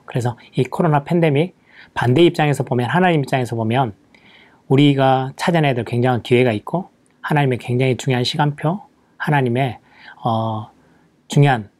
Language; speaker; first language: Korean; native; Korean